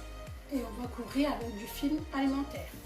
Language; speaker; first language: French; non-native, fluent; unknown